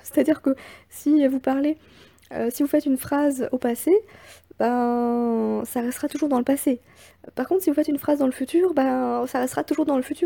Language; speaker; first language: French; native; French